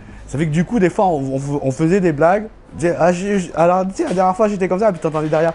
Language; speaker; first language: French; early bilingual, other home language; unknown